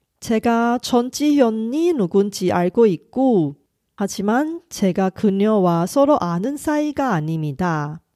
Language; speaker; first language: Korean; non-native, fluent; Chinese